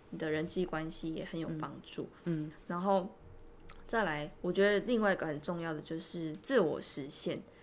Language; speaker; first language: Chinese; native; Chinese